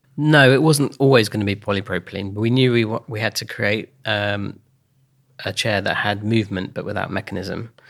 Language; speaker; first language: English; native; English